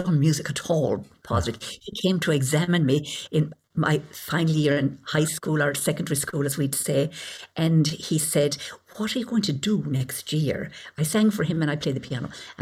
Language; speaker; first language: English; native; English